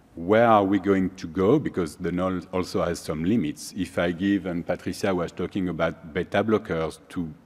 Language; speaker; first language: English; non-native, fluent; French